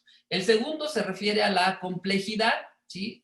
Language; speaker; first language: Spanish; native; Spanish